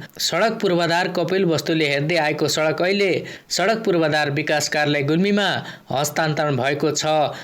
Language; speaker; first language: Nepali; native; Nepali